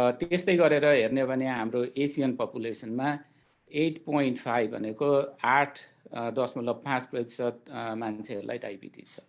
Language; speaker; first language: Nepali; native; Nepali